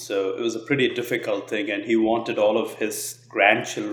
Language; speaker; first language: English; non-native, local second language; Telugu